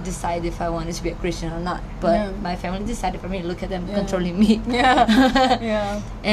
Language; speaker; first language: English; non-native, fluent; Portuguese